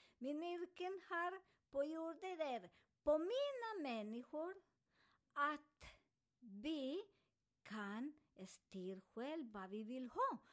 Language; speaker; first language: Swedish; non-native, fluent; Spanish